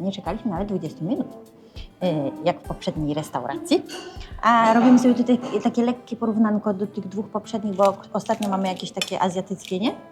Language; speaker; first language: Polish; native; Polish